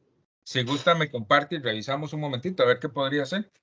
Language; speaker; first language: Spanish; native; Spanish